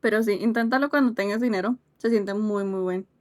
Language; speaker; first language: Spanish; early bilingual, heritage; Spanish